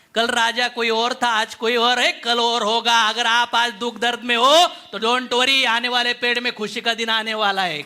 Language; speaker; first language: Hindi; non-native, local second language; Marathi